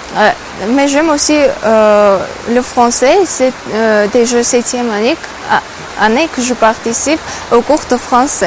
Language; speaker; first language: French; non-native, learner; Armenian